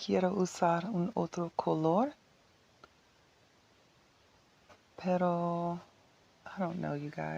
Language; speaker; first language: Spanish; non-native, learner; English